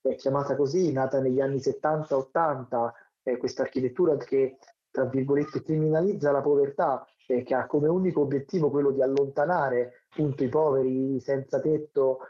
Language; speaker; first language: Italian; native; Italian